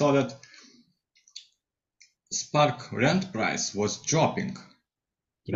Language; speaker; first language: English; non-native, fluent; Lithuanian